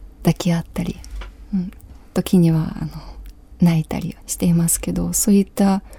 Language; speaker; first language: Japanese; non-native, fluent; Ukrainian